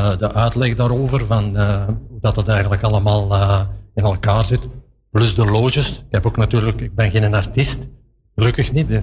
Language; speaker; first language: Dutch; native; Dutch